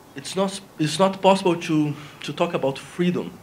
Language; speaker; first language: English; non-native, fluent; Spanish